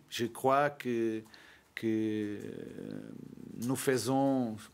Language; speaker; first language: French; non-native, learner; Portuguese